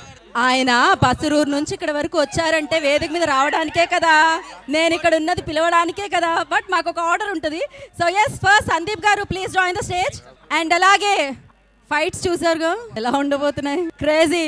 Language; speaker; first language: Telugu; native; Telugu